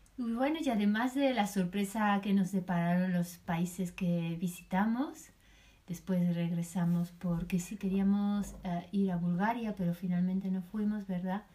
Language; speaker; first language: Spanish; native; Spanish